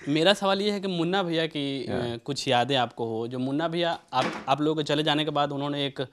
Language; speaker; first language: Hindi; native; Hindi